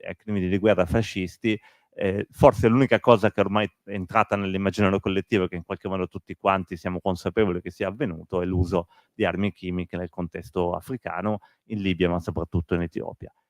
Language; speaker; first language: Italian; native; Italian